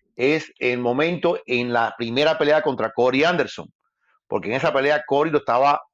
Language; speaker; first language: Spanish; native; Spanish